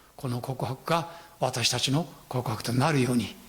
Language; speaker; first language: Japanese; non-native, fluent; Korean